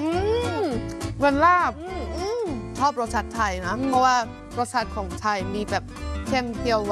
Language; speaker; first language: Thai; non-native, fluent; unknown